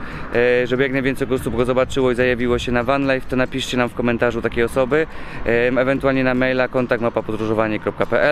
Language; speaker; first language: Polish; native; Polish